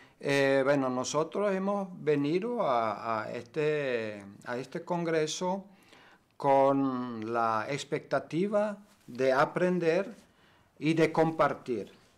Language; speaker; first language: Spanish; non-native, fluent; German